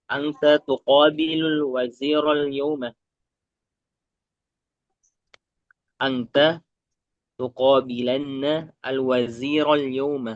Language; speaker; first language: Arabic; non-native, learner; Indonesian